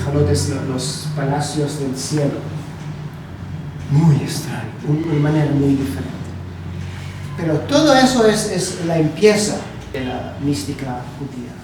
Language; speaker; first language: Spanish; non-native, learner; Hebrew